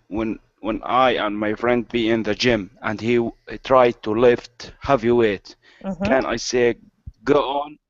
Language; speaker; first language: English; non-native, learner; Arabic